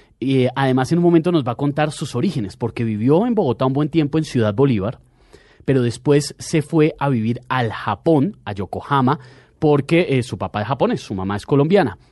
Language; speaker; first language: Spanish; native; Spanish